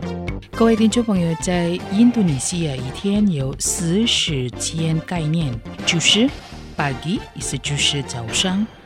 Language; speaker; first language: Chinese; non-native, fluent; Indonesian